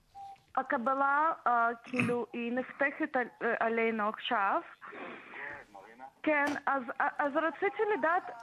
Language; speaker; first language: Hebrew; non-native, fluent; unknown